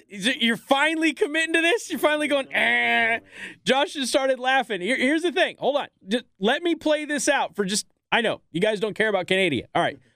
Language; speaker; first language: English; native; English